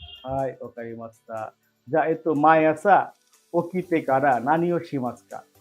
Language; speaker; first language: Japanese; non-native, fluent; Bangla